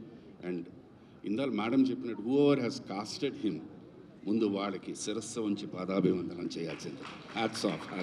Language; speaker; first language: Telugu; native; Telugu